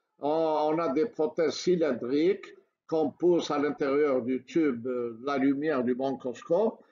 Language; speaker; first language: French; non-native, local second language; Arabic